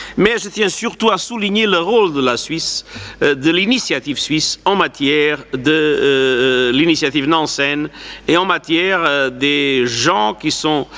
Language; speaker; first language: French; non-native, fluent; Portuguese